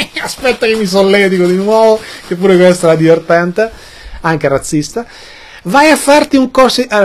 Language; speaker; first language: Italian; early bilingual, other home language; Albanian